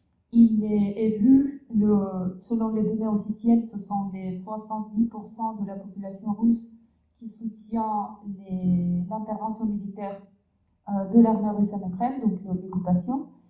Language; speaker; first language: French; non-native, fluent; Russian